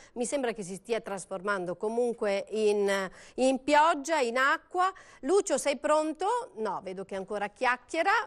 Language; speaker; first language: Italian; native; Italian